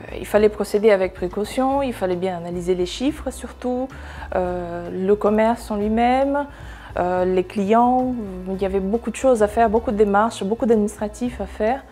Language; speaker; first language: French; non-native, fluent; Portuguese